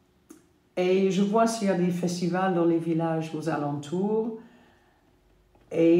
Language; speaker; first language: French; non-native, fluent; English